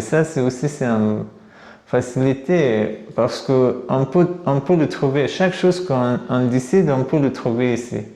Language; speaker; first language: French; non-native, learner; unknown